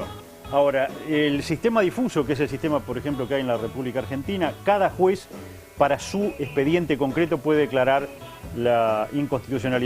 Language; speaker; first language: Spanish; native; Spanish